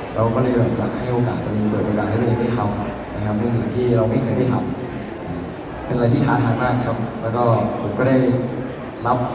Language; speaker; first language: Thai; native; Thai